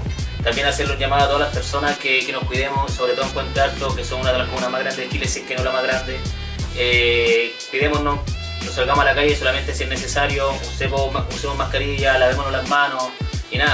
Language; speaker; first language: Spanish; native; Spanish